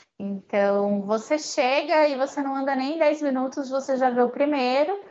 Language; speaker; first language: Portuguese; native; Portuguese